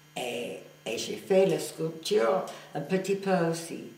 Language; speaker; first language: French; non-native, fluent; English